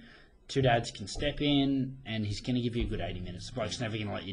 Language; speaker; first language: English; native; English